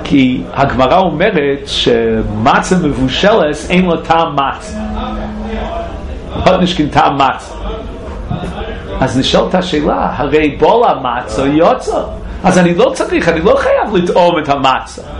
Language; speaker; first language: Hebrew; non-native, fluent; English